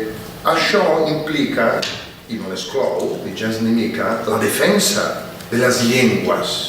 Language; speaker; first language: Catalan; non-native, fluent; Italian